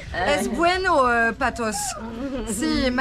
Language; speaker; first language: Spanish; non-native, learner; French